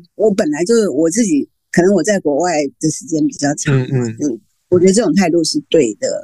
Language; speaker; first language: Chinese; non-native, local second language; Min Nan Chinese